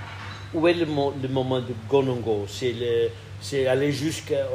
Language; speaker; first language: French; non-native, fluent; Portuguese